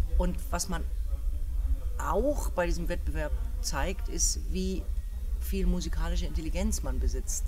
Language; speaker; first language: German; native; German